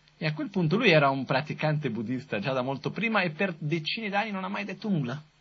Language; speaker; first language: Italian; non-native, fluent; Portuguese